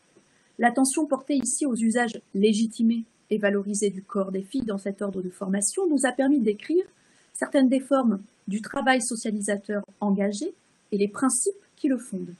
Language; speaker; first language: French; native; French